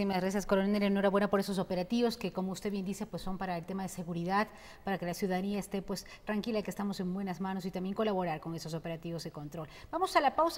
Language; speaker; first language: Spanish; native; Spanish